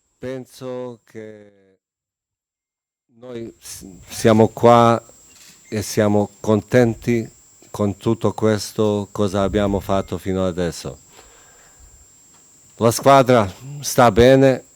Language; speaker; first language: Italian; non-native, fluent; Bosnian